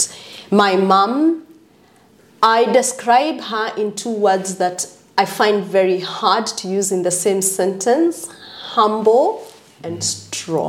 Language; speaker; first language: English; non-native, local second language; Kikuyu